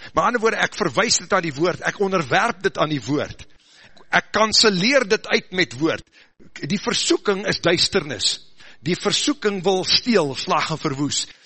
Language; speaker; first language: Afrikaans; native; Afrikaans